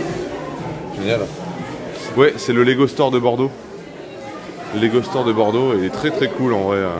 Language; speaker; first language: French; native; French